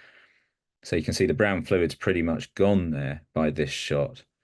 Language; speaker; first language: English; native; English